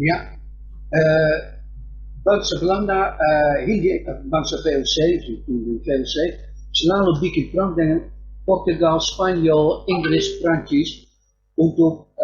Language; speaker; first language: Indonesian; non-native, fluent; Dutch